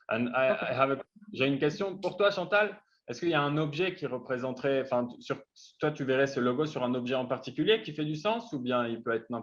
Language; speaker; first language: French; native; French